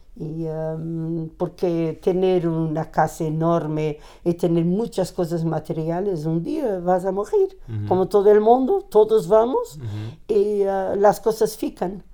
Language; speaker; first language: Spanish; non-native, fluent; Portuguese